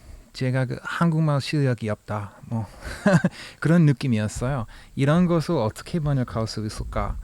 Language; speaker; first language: Korean; non-native, fluent; English